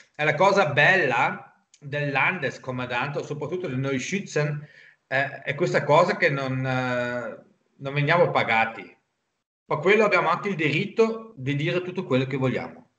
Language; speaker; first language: Italian; non-native, local second language; German